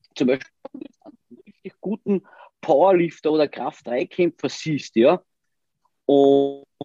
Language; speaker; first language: German; native; German